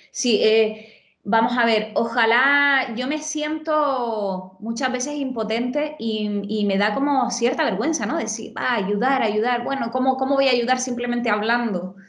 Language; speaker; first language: Spanish; native; Spanish